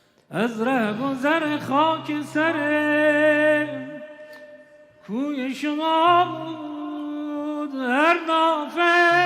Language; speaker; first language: Persian; native; Persian